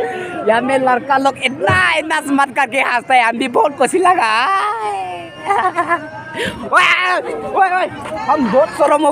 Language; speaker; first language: Hindi; non-native, local second language; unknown